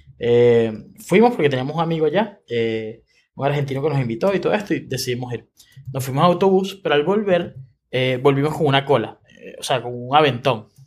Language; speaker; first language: Spanish; native; Spanish